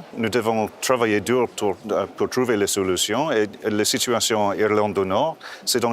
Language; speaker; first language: French; non-native, fluent; English